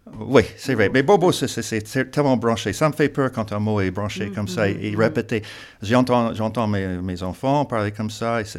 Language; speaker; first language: French; non-native, fluent; English